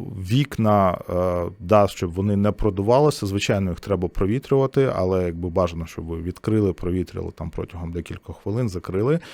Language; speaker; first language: Ukrainian; native; Ukrainian